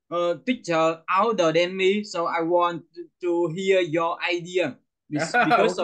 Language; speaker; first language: English; non-native, learner; Vietnamese